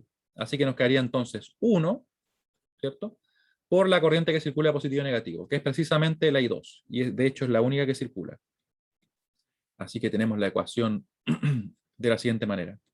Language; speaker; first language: Spanish; native; Spanish